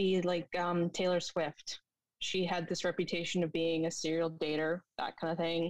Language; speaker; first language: English; native; English